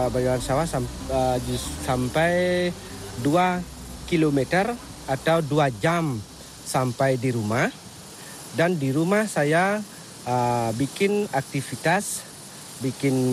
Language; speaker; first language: Indonesian; non-native, local second language; Balinese